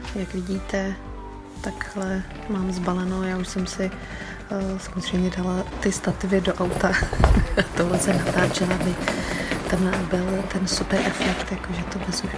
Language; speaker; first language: Czech; native; Czech